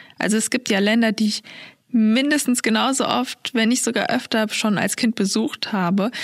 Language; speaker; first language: German; early bilingual, other home language; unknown